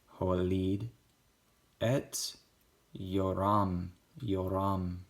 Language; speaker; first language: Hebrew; non-native, learner; English